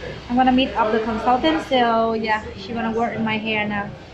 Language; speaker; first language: English; non-native, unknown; Vietnamese